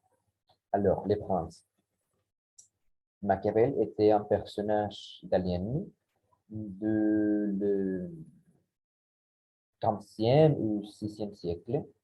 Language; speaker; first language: French; non-native, learner; Spanish